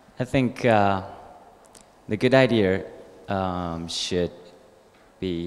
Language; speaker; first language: English; non-native, learner; Japanese